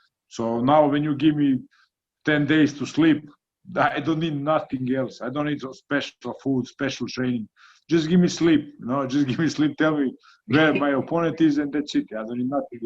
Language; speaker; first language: English; non-native, fluent; Croatian